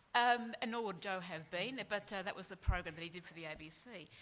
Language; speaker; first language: English; native; English